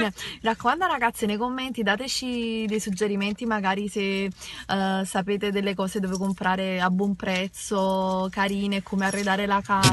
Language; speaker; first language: Italian; native; Italian